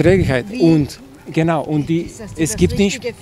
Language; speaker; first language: German; non-native, fluent; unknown